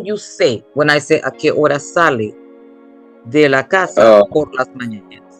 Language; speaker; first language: Spanish; non-native, fluent; English